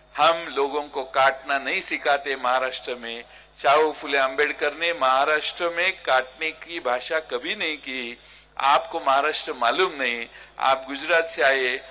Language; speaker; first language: Hindi; non-native, local second language; Marathi